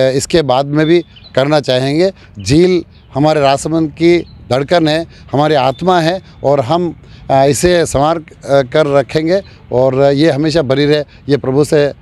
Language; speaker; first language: Hindi; native; Hindi